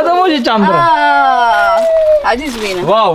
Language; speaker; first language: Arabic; non-native, learner; Malayalam